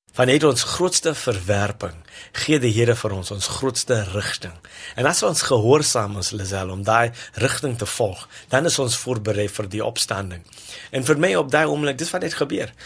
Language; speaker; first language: Afrikaans; non-native, local second language; English